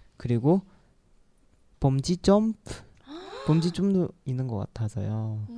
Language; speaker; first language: Korean; non-native, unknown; Chinese